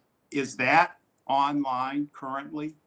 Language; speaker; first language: English; native; English